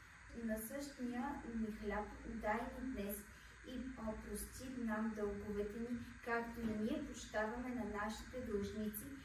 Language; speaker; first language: Bulgarian; native; Bulgarian